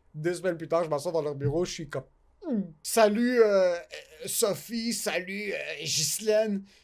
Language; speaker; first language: French; native; French